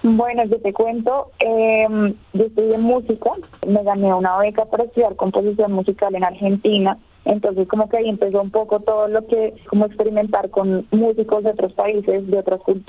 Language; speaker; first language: Spanish; native; Spanish